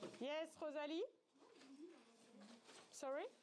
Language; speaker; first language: English; non-native, fluent; French